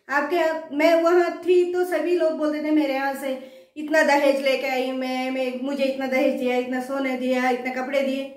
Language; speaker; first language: Hindi; non-native, local second language; Kannada